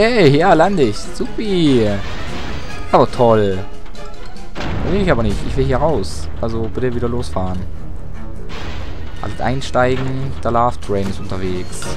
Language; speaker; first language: German; native; German